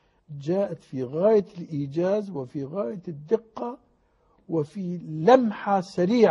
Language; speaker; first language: Arabic; native; Arabic